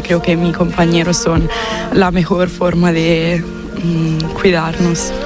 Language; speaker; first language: Spanish; non-native, fluent; Italian